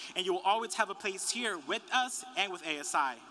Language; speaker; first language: English; early bilingual, other home language; Spanish